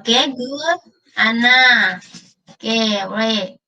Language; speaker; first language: English; non-native, learner; Indonesian